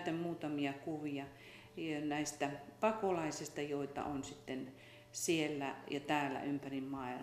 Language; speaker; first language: Finnish; native; Finnish